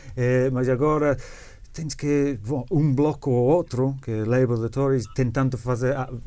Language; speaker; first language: Portuguese; non-native, fluent; English